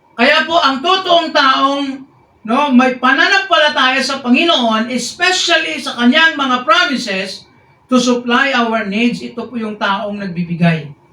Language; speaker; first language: Filipino; non-native, local second language; Hiligaynon